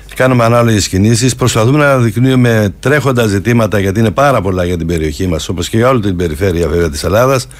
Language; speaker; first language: Greek; native; Greek